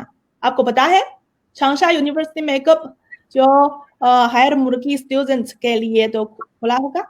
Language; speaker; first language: Hindi; non-native, fluent; Chinese